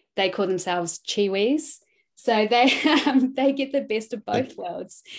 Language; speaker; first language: English; native; English